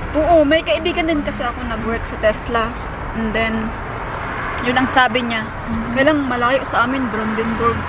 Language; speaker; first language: Filipino; non-native, local second language; Cebuano